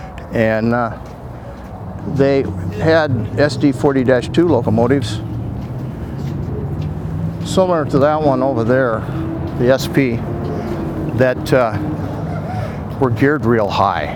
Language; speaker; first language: English; native; English